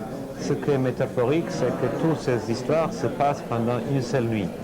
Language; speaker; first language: French; non-native, fluent; Serbian